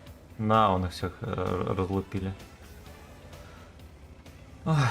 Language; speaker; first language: Russian; native; Russian